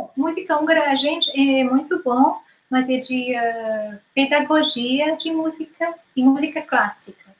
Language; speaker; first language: Portuguese; non-native, fluent; Hungarian